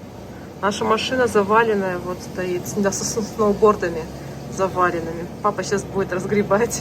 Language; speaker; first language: Russian; native; Russian